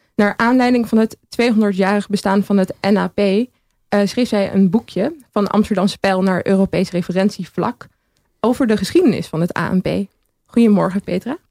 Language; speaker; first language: Dutch; native; Dutch